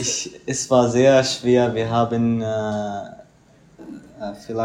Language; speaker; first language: German; non-native, learner; Arabic